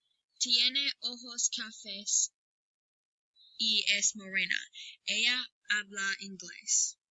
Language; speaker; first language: Spanish; non-native, learner; English